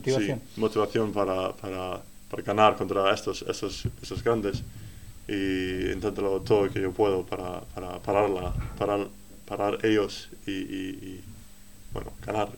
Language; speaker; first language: Spanish; non-native, learner; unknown